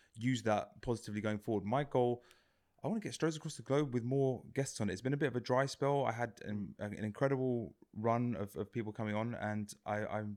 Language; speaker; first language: English; native; English